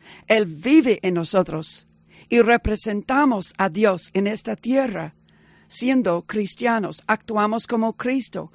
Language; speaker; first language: Spanish; early bilingual, heritage; Spanish